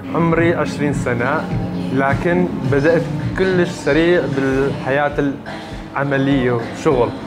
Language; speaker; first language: Arabic; non-native, local second language; Kurdish